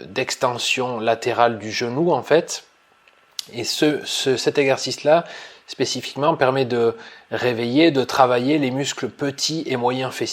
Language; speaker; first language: French; native; French